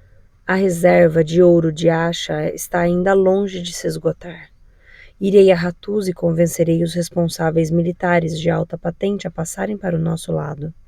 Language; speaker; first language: Portuguese; native; Portuguese